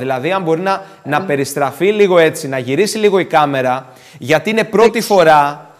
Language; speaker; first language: Greek; native; Greek